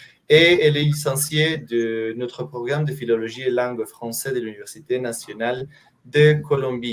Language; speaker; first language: French; non-native, fluent; Spanish